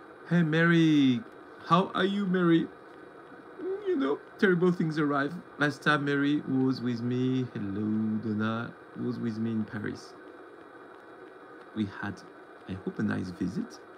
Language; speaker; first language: English; non-native, fluent; French